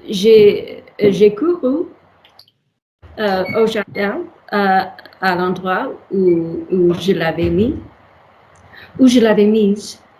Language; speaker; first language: French; non-native, learner; English